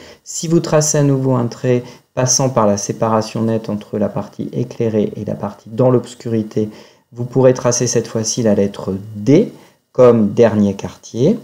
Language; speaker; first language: French; native; French